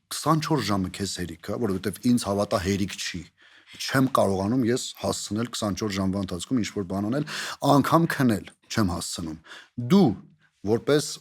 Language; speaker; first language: Armenian; native; Armenian